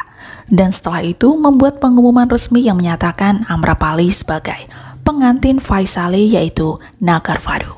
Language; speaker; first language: Indonesian; native; Indonesian